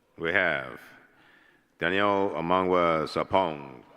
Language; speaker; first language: English; native; English